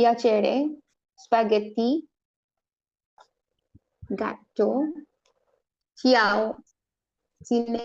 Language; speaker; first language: Italian; non-native, learner; Bangla